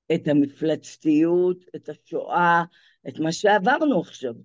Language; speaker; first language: Hebrew; native; Hebrew